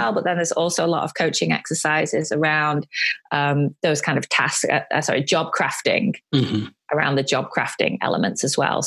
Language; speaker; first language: English; native; English